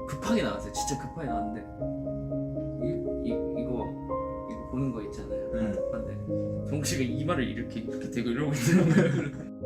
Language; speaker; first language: Korean; native; Korean